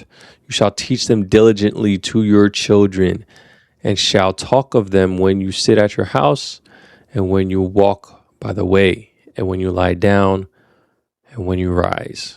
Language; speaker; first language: English; native; English